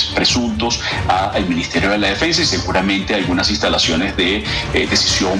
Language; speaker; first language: Spanish; native; Spanish